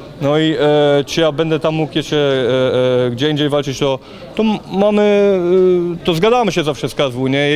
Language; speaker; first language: Polish; early bilingual, heritage; Polish